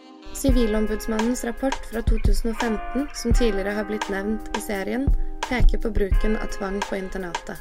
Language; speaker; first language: Norwegian; native; Norwegian